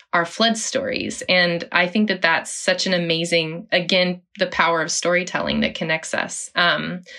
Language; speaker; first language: English; native; English